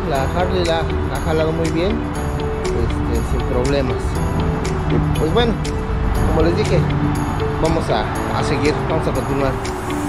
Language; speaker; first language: Spanish; native; Spanish